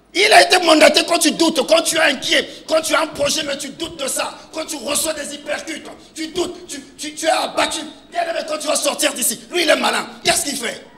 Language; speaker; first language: French; non-native, local second language; Lingala